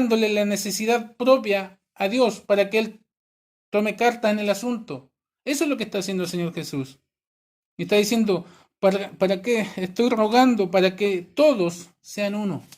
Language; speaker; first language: Spanish; native; Spanish